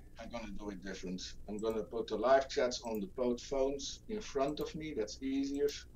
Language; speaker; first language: English; non-native, fluent; Dutch